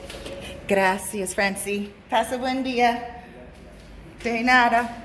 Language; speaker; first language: Spanish; non-native, learner; English